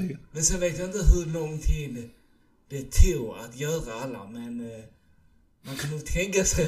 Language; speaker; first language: Swedish; early bilingual, other home language; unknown